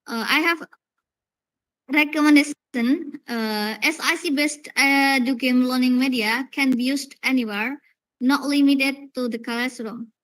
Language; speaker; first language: English; non-native, learner; Indonesian